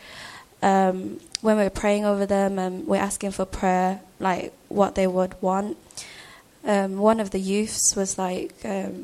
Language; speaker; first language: English; native; English